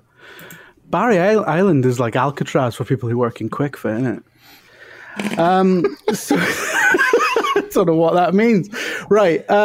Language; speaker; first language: English; native; English